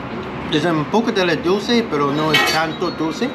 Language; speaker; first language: Spanish; non-native, learner; English